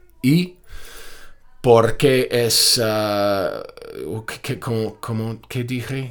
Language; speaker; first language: Spanish; non-native, fluent; English